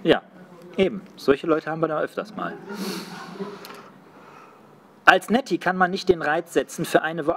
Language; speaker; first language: German; native; German